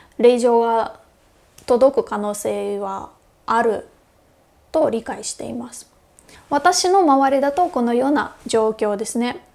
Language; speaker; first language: Japanese; non-native, fluent; Russian